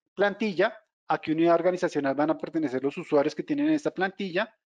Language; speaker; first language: Spanish; native; Spanish